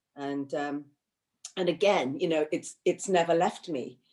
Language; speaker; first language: English; early bilingual, other home language; Hindi